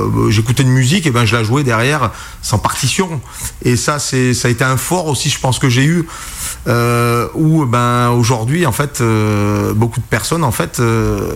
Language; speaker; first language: French; native; French